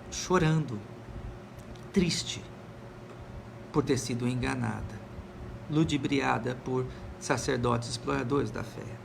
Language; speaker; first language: Portuguese; native; Portuguese